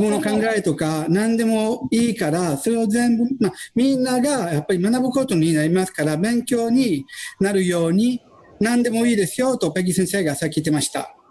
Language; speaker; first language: Japanese; non-native, fluent; Italian